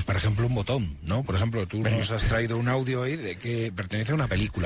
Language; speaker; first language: Spanish; native; Spanish